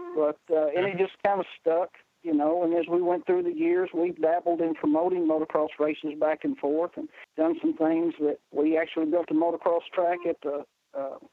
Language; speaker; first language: English; native; English